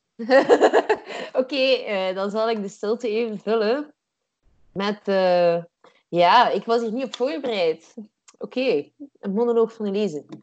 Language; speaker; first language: Dutch; native; Dutch